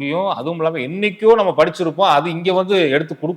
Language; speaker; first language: Tamil; native; Tamil